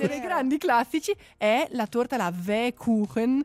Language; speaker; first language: Italian; native; Italian